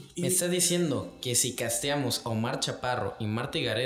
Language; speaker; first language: Spanish; native; Spanish